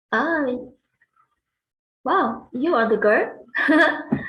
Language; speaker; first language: English; non-native, fluent; Vietnamese